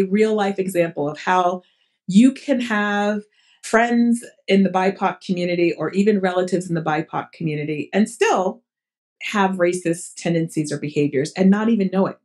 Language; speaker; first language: English; early bilingual, other home language; Portuguese